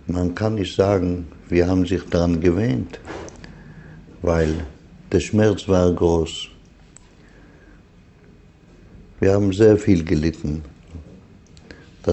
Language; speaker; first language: German; non-native, learner; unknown